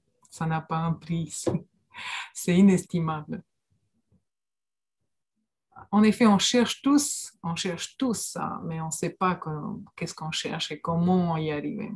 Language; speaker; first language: French; non-native, fluent; Romanian